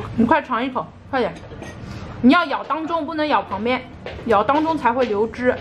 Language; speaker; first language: Chinese; native; Chinese